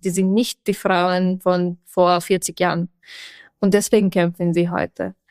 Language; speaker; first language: German; non-native, fluent; Persian